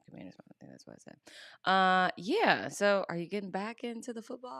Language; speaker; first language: English; native; English